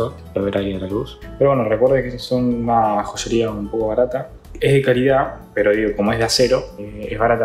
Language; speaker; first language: Spanish; native; Spanish